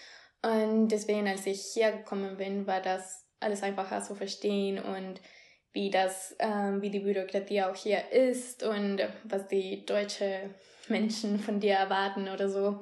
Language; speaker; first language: German; non-native, fluent; Spanish